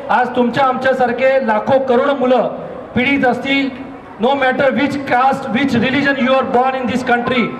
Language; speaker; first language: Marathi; non-native, local second language; Hindi